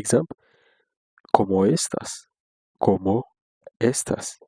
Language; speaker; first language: Spanish; non-native, fluent; Haitian Creole